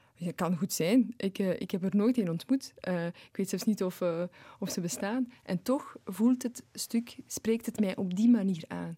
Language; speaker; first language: Dutch; early bilingual, other home language; Polish